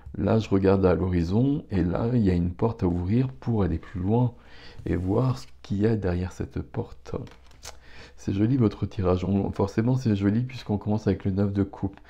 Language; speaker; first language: French; native; French